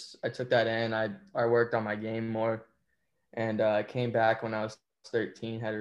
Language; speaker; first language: English; native; English